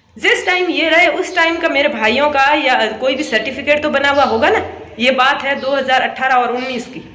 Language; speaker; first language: Hindi; native; Hindi